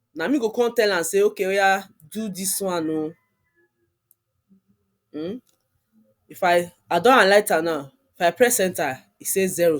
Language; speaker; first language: Nigerian Pidgin; non-native, local second language; Yoruba